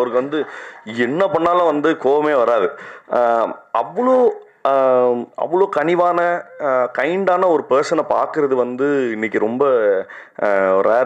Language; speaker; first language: Tamil; native; Tamil